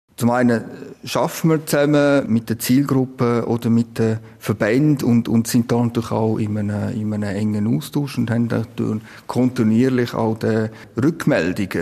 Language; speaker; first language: German; native; German